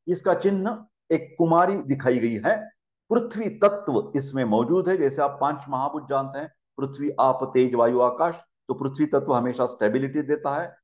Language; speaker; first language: Hindi; non-native, local second language; Marathi